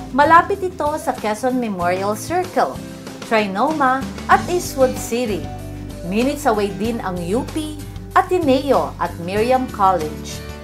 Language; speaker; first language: Filipino; native; Filipino